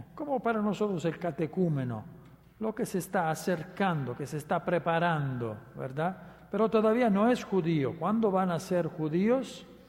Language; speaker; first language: Spanish; non-native, fluent; Italian